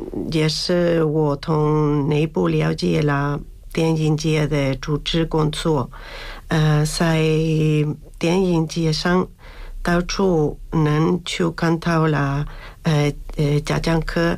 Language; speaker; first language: Chinese; non-native, learner; Spanish